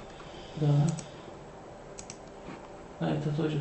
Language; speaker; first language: Russian; non-native, learner; Turkish